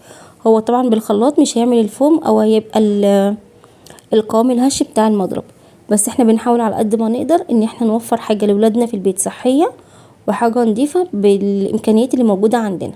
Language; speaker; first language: Arabic; native; Arabic